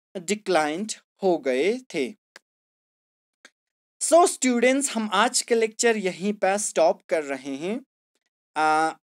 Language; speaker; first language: Hindi; non-native, local second language; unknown